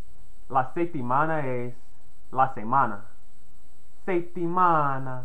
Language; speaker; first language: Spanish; non-native, learner; English